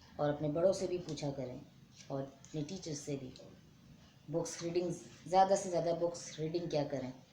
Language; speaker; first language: Urdu; non-native, local second language; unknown